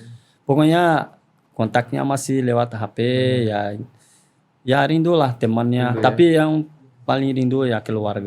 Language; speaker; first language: Indonesian; non-native, fluent; Portuguese